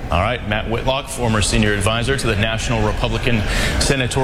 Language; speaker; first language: English; native; English